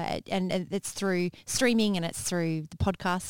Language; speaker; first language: English; native; English